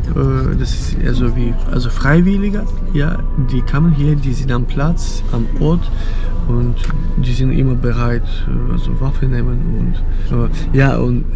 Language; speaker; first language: German; non-native, fluent; Ukrainian